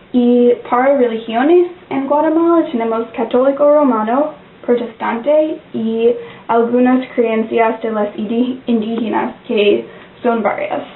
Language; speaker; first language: Spanish; non-native, learner; English